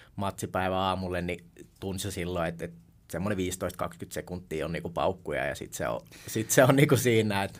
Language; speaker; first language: Finnish; native; Finnish